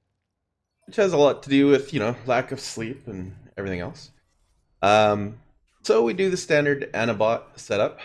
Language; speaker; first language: English; native; English